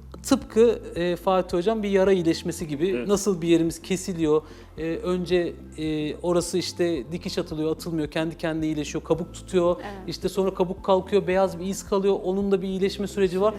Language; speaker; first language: Turkish; native; Turkish